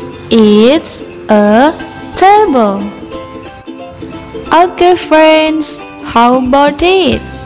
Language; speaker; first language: English; non-native, fluent; Indonesian